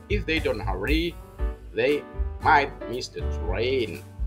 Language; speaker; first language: English; non-native, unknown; Indonesian